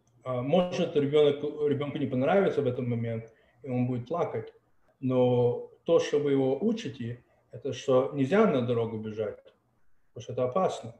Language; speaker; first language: Russian; early bilingual, heritage; Russian